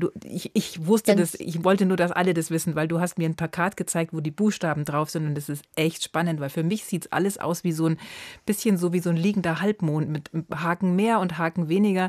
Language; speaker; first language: German; native; German